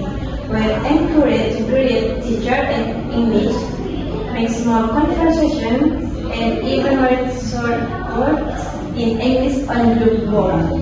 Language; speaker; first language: English; non-native, learner; Indonesian